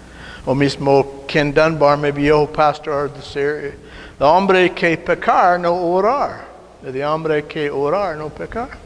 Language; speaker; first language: Spanish; non-native, learner; English